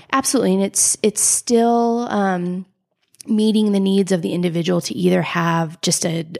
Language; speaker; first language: English; native; English